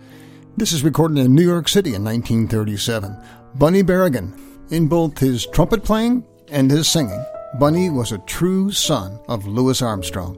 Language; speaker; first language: English; native; English